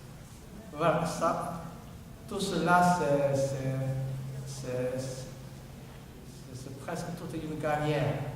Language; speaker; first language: French; non-native, fluent; Chinese